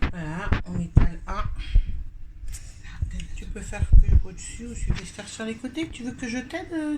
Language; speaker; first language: French; native; French